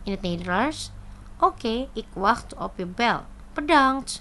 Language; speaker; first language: Dutch; non-native, fluent; Indonesian